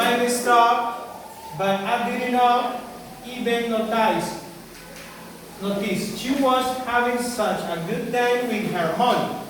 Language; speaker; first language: English; non-native, learner; Spanish